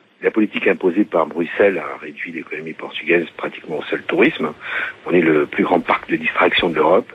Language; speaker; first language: French; early bilingual, other home language; Portuguese